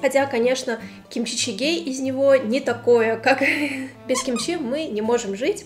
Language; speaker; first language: Russian; native; Russian